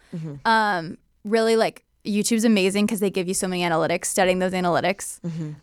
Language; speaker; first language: English; native; English